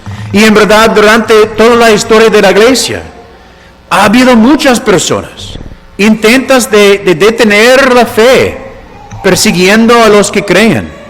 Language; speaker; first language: Spanish; non-native, fluent; English